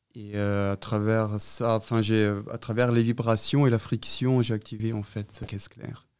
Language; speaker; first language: French; non-native, fluent; German